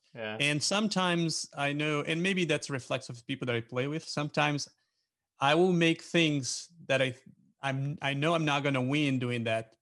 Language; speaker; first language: English; non-native, fluent; Portuguese